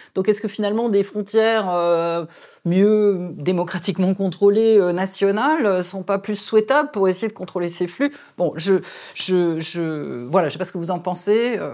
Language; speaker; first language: French; native; French